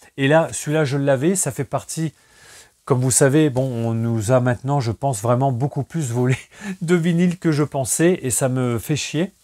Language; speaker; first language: French; native; French